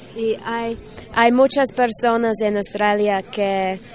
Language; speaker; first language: Spanish; non-native, learner; English